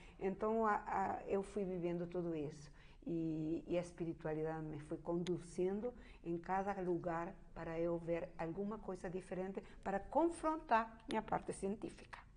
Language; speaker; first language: Portuguese; non-native, fluent; Spanish